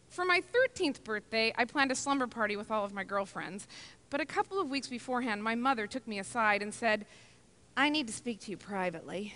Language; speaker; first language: English; native; English